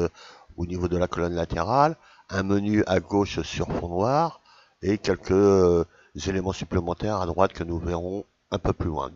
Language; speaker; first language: French; native; French